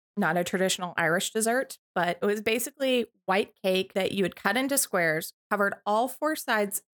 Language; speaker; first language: English; native; English